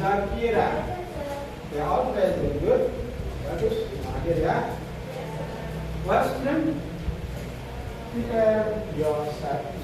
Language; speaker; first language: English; non-native, fluent; Indonesian